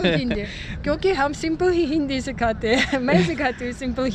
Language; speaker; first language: Hindi; non-native, fluent; Russian